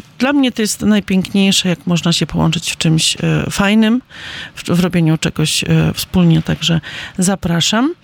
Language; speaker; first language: Polish; native; Polish